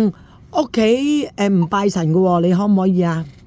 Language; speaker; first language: Cantonese; native; Cantonese